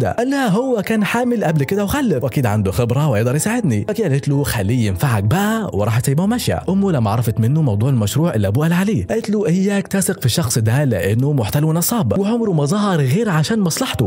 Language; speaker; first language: Arabic; native; Arabic